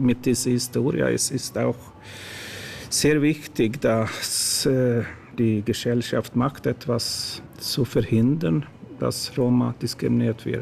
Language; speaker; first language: German; non-native, fluent; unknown